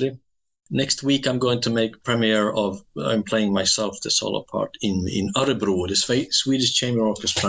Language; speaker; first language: English; non-native, fluent; Swedish